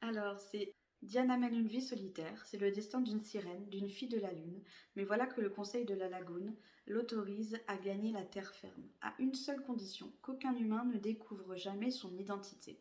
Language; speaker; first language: French; native; French